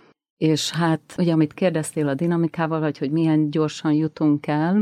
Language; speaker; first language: Hungarian; native; Hungarian